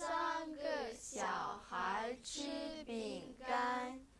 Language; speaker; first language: Chinese; non-native, fluent; Kyrgyz